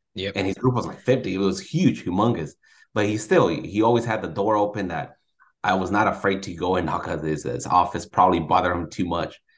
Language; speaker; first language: English; native; English